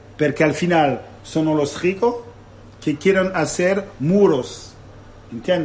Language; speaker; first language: Spanish; non-native, learner; Italian